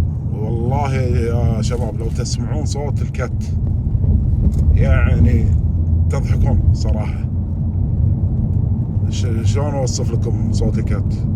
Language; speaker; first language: Arabic; native; Arabic